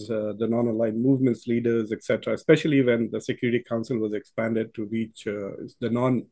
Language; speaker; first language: English; non-native, local second language; Urdu